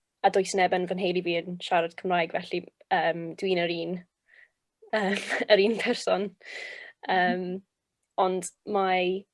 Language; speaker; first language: Welsh; non-native, local second language; English